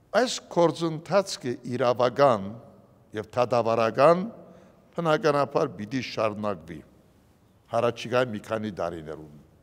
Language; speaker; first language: Armenian; early bilingual, heritage; Armenian